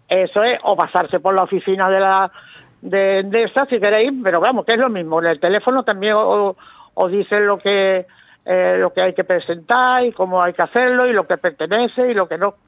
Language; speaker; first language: Spanish; native; Spanish